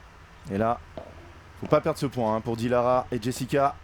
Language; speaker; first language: French; native; French